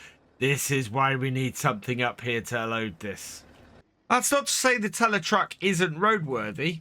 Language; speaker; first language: English; native; English